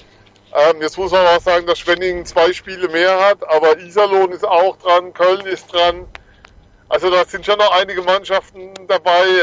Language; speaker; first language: German; native; German